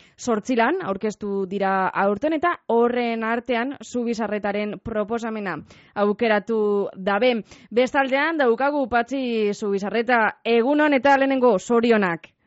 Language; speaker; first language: Basque; native; Basque